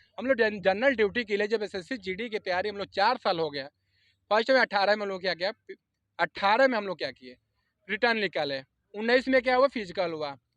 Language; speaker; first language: Hindi; non-native, local second language; Assamese